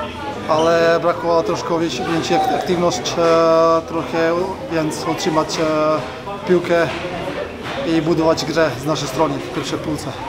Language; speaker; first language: Polish; non-native, learner; Croatian